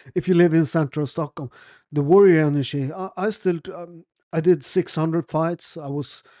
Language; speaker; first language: English; non-native, fluent; Italian